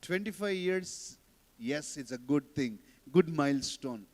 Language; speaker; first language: English; non-native, local second language; Telugu